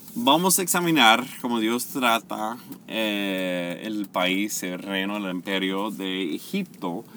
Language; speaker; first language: Spanish; non-native, fluent; English